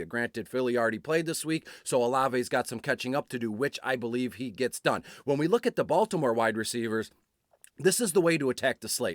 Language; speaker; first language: English; native; English